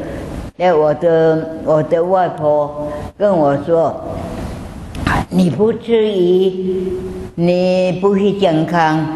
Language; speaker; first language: Chinese; non-native, local second language; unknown